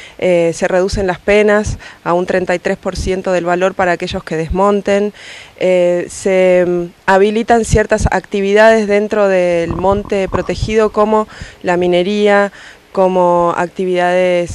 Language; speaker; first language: Spanish; native; Spanish